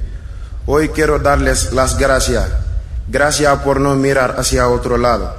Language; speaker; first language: Spanish; non-native, learner; Wolof